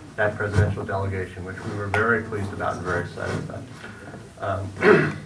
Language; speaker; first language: English; native; English